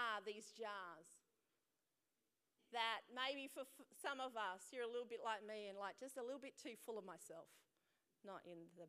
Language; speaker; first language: English; native; English